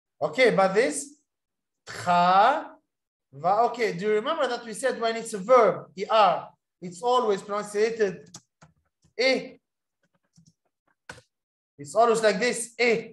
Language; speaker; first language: English; non-native, fluent; Arabic